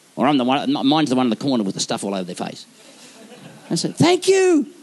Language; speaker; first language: English; native; English